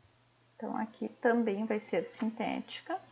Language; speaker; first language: Portuguese; native; Portuguese